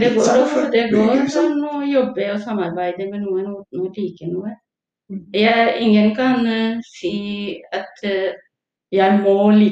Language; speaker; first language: Norwegian; non-native, fluent; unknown